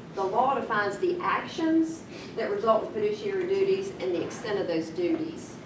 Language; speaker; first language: English; native; English